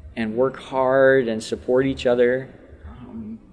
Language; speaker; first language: English; native; English